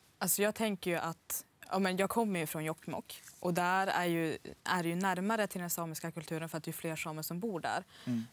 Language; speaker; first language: Swedish; native; Swedish